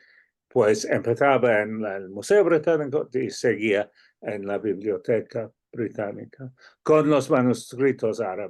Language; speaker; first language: Spanish; non-native, fluent; English